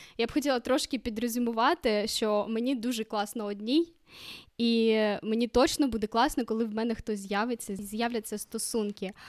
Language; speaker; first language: Ukrainian; non-native, local second language; Russian